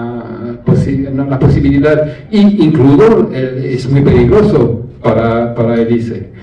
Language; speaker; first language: Spanish; non-native, learner; French